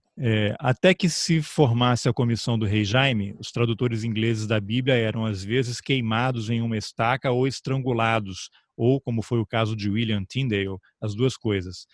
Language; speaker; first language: Portuguese; native; Portuguese